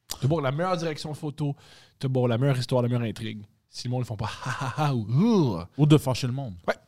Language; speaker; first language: French; native; French